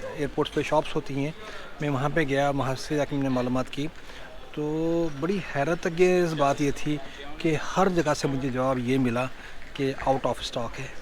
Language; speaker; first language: Urdu; non-native, local second language; Punjabi